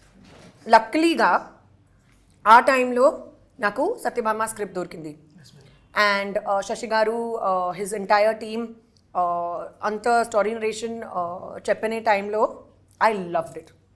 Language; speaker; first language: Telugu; non-native, local second language; Hindi